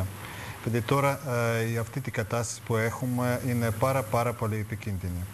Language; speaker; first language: Greek; non-native, learner; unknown